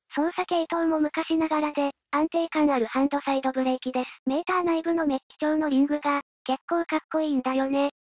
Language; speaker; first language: Japanese; native; Japanese